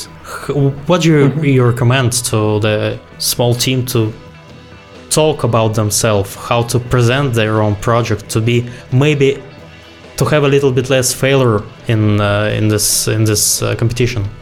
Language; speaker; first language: English; non-native, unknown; Russian